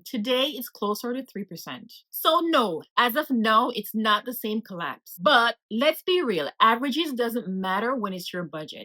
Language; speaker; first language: English; native; English